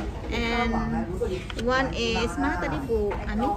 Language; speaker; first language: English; non-native, learner; Indonesian